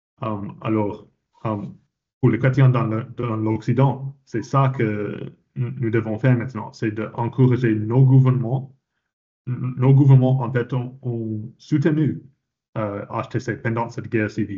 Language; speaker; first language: French; non-native, fluent; English